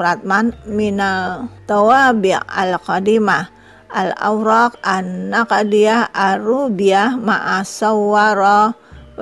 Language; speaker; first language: Arabic; non-native, fluent; Indonesian